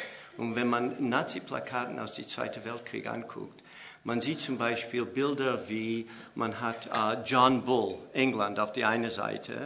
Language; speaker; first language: German; non-native, fluent; English